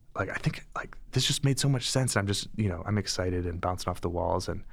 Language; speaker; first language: English; native; English